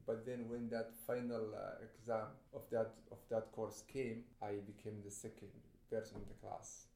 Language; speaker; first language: English; non-native, fluent; Somali